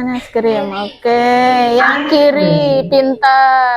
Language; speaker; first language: Indonesian; native; Indonesian